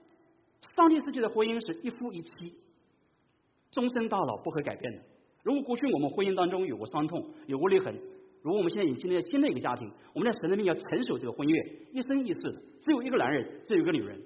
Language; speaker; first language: Chinese; native; Chinese